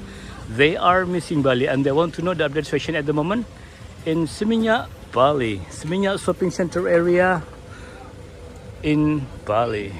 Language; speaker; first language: English; non-native, local second language; Indonesian